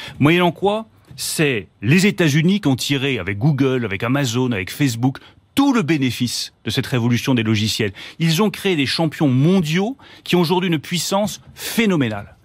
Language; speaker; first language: French; native; French